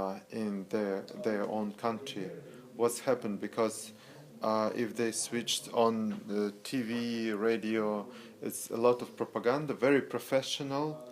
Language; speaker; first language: English; non-native, learner; Russian